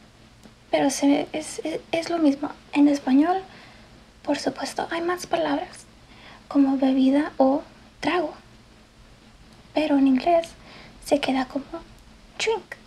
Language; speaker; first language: Spanish; early bilingual, heritage; English